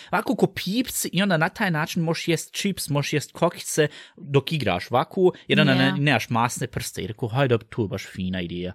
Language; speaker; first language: Bosnian; early bilingual, heritage; Bosnian